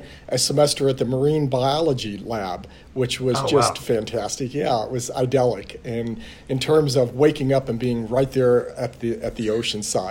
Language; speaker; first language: English; native; English